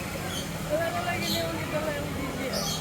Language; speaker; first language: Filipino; non-native, local second language; Cebuano